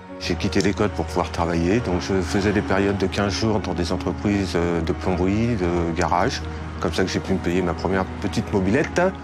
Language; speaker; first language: French; native; French